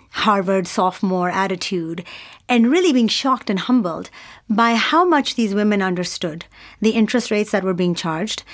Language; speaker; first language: English; non-native, local second language; Urdu